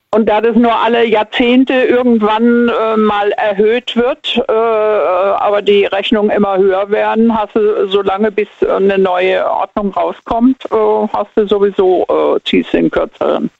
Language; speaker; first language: German; native; German